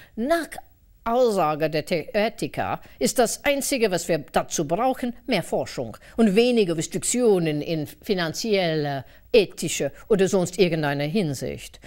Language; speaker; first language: German; non-native, fluent; English